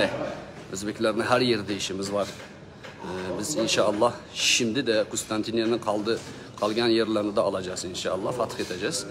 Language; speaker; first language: Turkish; non-native, learner; Uzbek